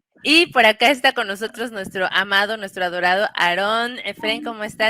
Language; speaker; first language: Spanish; native; Spanish